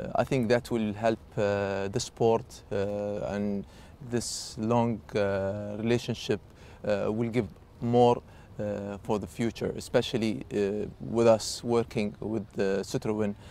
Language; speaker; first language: English; non-native, fluent; Arabic